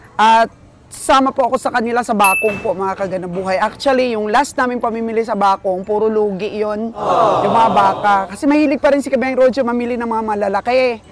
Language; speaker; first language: Filipino; non-native, local second language; Cebuano